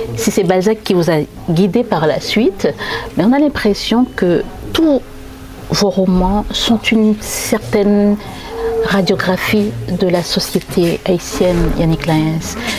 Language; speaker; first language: French; non-native, local second language; Haitian Creole